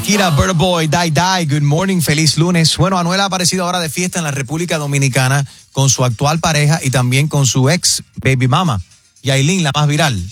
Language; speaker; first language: Spanish; native; Spanish